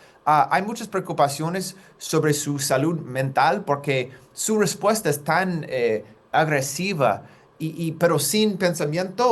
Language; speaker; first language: Spanish; non-native, fluent; English